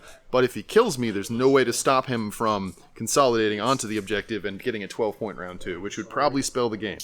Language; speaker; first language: English; native; English